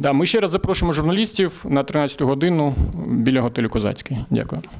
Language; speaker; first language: Ukrainian; native; Ukrainian